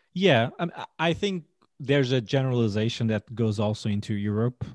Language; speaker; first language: English; non-native, fluent; Portuguese